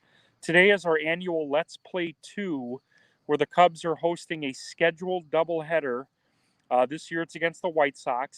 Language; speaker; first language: English; native; English